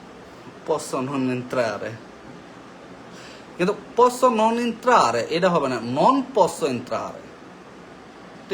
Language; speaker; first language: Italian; non-native, learner; Bangla